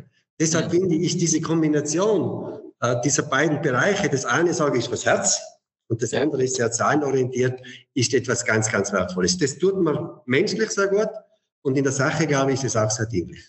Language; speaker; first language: German; native; German